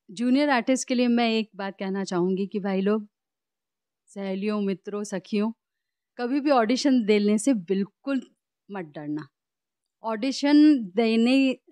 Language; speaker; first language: Hindi; native; Hindi